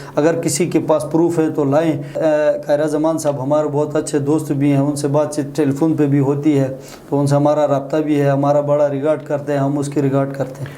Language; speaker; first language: Urdu; non-native, local second language; Shina